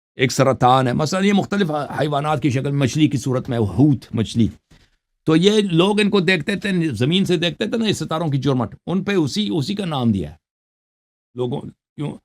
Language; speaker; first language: Urdu; non-native, fluent; Persian